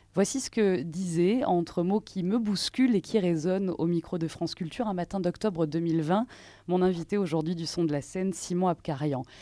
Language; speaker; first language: French; native; French